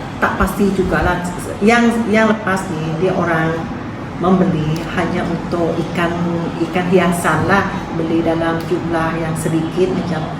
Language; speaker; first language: Malay; non-native, local second language; Iban